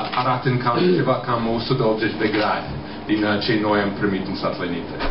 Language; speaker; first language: Romanian; non-native, fluent; English